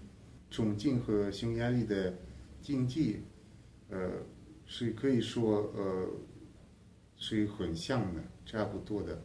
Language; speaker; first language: Chinese; non-native, fluent; Hungarian